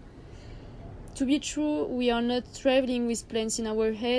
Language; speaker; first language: English; non-native, learner; French